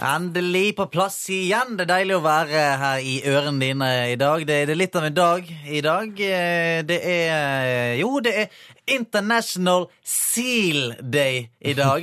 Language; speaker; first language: Norwegian; native; Norwegian